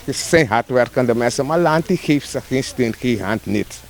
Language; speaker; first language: Dutch; non-native, local second language; Sranan Tongo